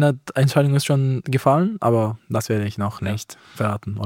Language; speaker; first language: German; non-native, fluent; Romanian